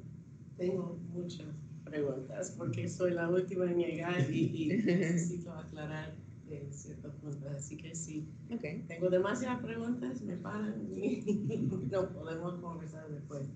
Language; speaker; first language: Spanish; non-native, fluent; English